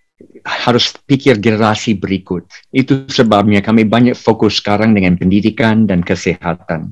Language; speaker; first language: Indonesian; non-native, fluent; English